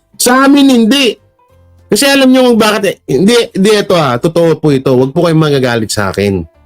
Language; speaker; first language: Filipino; non-native, local second language; Hiligaynon